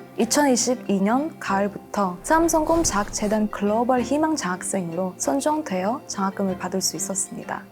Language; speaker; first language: Korean; non-native, fluent; Indonesian